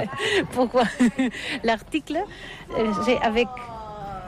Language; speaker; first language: French; non-native, learner; Catalan